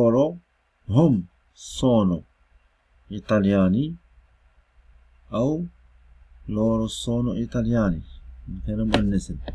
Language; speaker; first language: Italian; non-native, fluent; Arabic